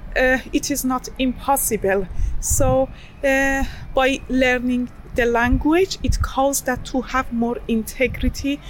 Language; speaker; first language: English; non-native, learner; Persian